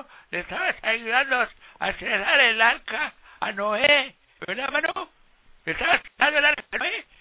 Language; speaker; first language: Spanish; native; Spanish